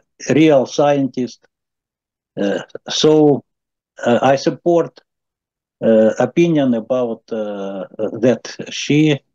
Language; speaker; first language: English; non-native, learner; Ukrainian